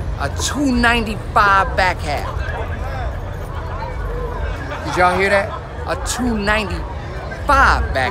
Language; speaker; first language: English; native; English